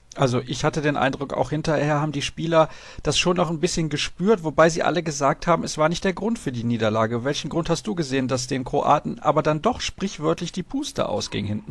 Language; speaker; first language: German; native; German